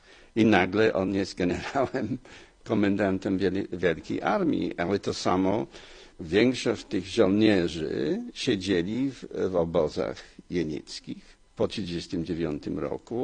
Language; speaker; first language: Polish; non-native, fluent; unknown